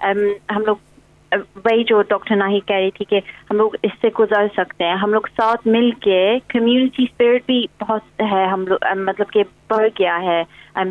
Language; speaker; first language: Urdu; early bilingual, heritage; English